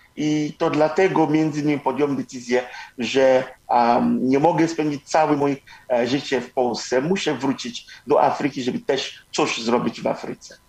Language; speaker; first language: Polish; non-native, fluent; Igbo